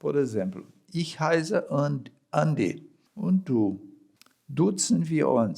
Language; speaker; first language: German; non-native, fluent; Portuguese